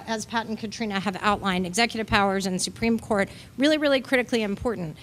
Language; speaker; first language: English; native; English